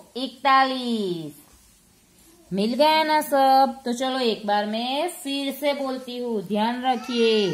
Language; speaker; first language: Hindi; non-native, local second language; Gujarati